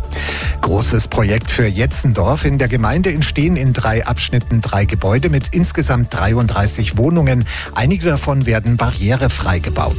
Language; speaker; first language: German; native; German